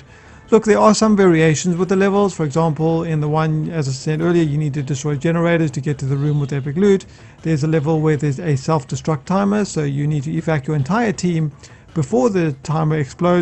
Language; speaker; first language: English; native; English